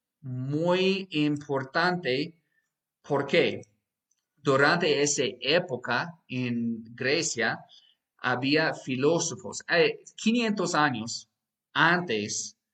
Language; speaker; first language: Spanish; non-native, fluent; English